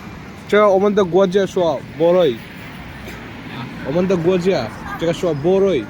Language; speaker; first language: Chinese; non-native, learner; Bangla